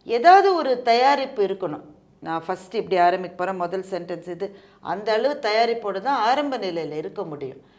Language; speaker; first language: Tamil; native; Tamil